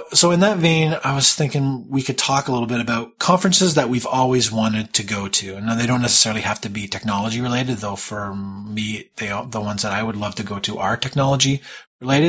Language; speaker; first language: English; native; English